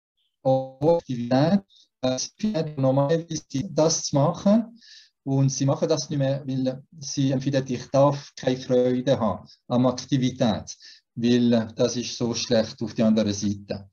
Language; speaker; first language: German; early bilingual, heritage; German